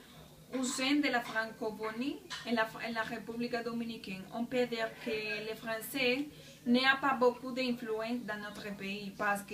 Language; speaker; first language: French; non-native, learner; Spanish